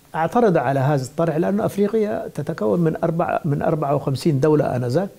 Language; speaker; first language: Arabic; non-native, fluent; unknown